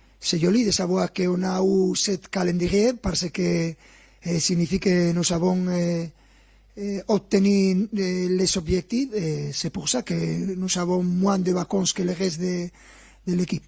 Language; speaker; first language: French; non-native, fluent; Spanish